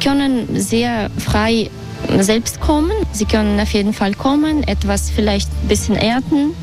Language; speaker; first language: German; non-native, learner; Russian